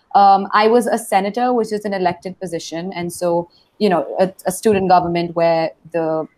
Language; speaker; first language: English; non-native, local second language; Hindi